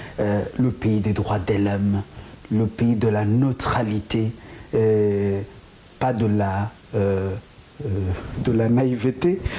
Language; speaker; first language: French; non-native, local second language; Lingala